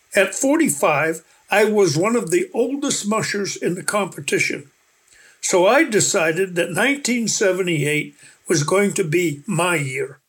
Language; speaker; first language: English; native; English